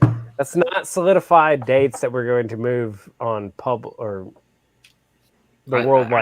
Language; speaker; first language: English; native; English